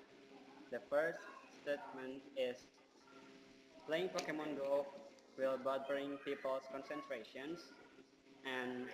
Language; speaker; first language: English; non-native, learner; Indonesian